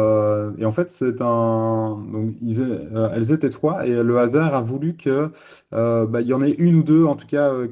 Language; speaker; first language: French; native; French